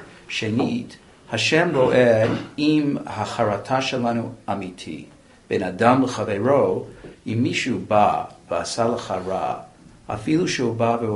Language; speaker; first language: Hebrew; non-native, fluent; English